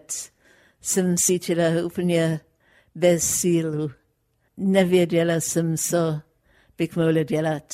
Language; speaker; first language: Czech; non-native, fluent; English